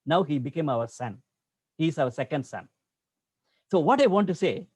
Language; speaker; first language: English; non-native, local second language; Tamil